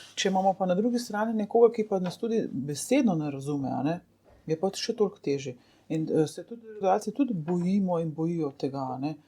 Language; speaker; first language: Slovenian; native; Slovenian